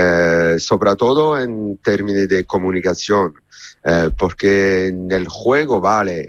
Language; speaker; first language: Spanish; non-native, learner; Italian